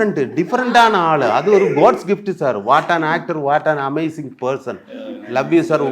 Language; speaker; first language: Tamil; non-native, learner; Malayalam